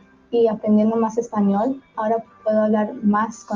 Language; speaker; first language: Spanish; early bilingual, heritage; Spanish